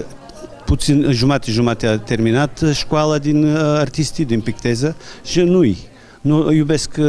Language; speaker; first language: Romanian; non-native, learner; Bulgarian